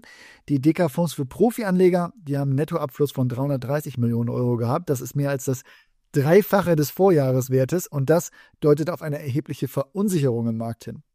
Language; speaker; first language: German; native; German